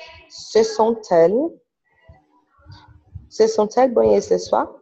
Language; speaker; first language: French; non-native, learner; Portuguese